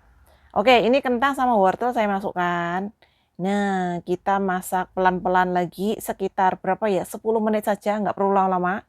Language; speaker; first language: Indonesian; non-native, local second language; Javanese